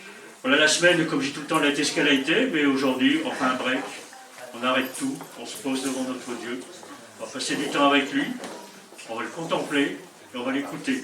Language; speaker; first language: French; native; French